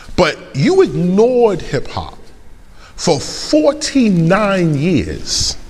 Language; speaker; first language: English; native; English